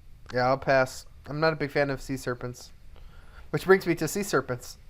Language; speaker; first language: English; native; English